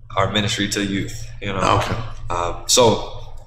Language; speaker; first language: English; native; English